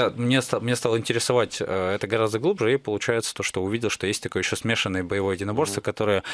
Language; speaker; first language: Russian; native; Russian